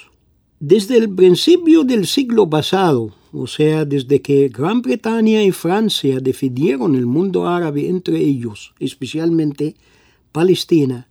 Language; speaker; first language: Spanish; non-native, fluent; Arabic